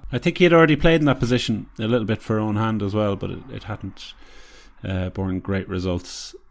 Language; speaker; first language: English; native; English